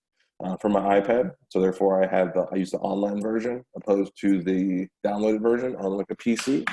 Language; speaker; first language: English; native; English